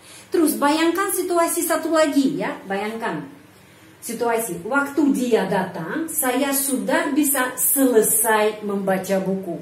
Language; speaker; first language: Indonesian; non-native, fluent; Russian